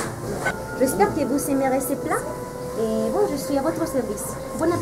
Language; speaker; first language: French; non-native, learner; Spanish